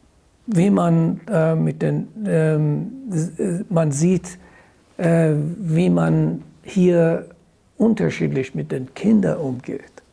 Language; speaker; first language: German; non-native, fluent; Persian